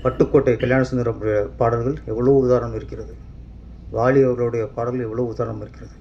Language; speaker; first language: Tamil; native; Tamil